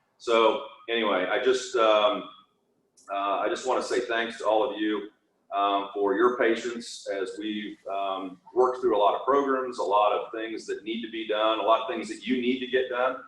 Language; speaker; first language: English; native; English